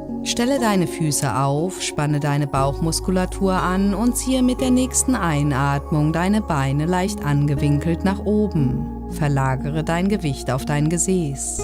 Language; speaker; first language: German; native; German